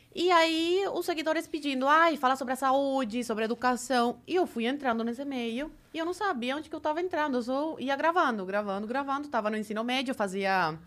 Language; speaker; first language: Portuguese; early bilingual, other home language; Spanish